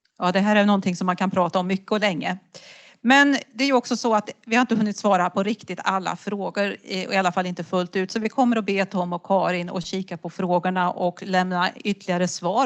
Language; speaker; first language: Swedish; native; Swedish